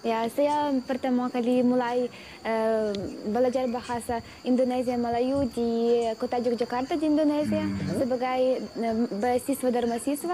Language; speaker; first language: Indonesian; non-native, learner; Uzbek